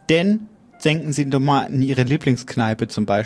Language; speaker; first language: German; native; German